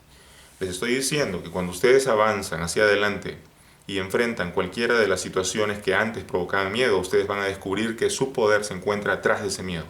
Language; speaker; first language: Spanish; native; Spanish